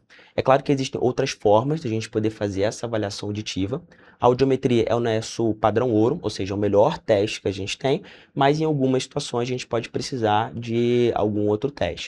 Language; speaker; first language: Portuguese; native; Portuguese